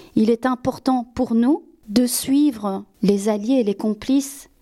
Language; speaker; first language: French; native; French